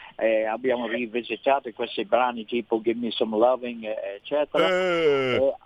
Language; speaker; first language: Italian; non-native, fluent; English